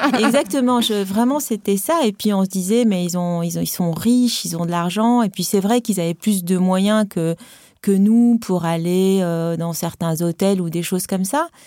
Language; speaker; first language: French; non-native, local second language; Arabic